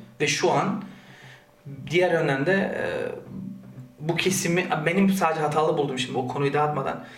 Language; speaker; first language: Turkish; early bilingual, heritage; Turkish